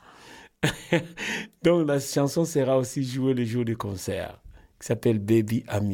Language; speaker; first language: French; non-native, local second language; Lingala